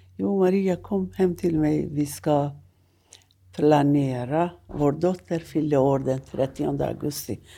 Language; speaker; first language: Swedish; non-native, fluent; Persian